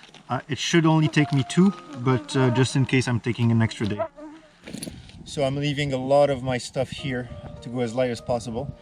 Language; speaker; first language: English; non-native, local second language; French